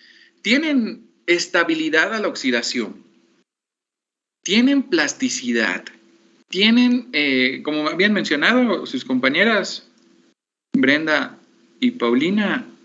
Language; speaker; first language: Spanish; native; Spanish